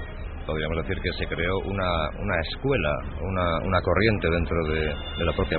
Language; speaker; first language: Spanish; native; Spanish